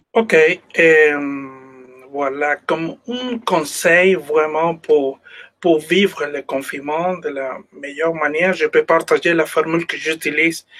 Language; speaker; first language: French; non-native, fluent; Spanish